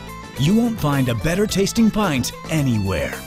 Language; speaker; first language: English; native; English